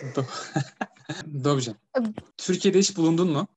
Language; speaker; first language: Turkish; native; Turkish